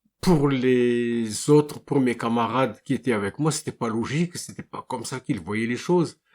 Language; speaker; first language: French; non-native, local second language; Malagasy